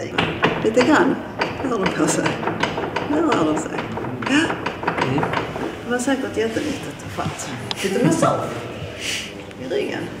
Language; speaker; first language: Swedish; native; Swedish